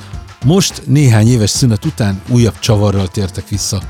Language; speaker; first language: Hungarian; native; Hungarian